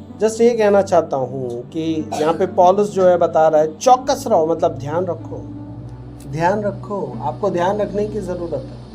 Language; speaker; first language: Hindi; native; Hindi